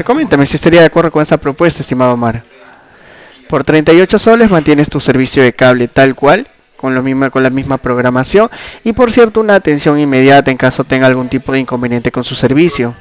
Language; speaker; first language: Spanish; native; Spanish